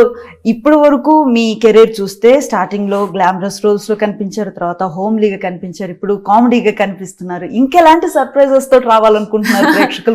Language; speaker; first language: Telugu; native; Telugu